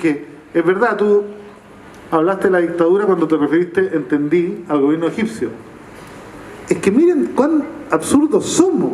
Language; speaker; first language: Spanish; native; Spanish